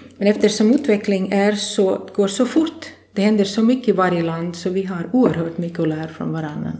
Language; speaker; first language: Swedish; non-native, fluent; Latvian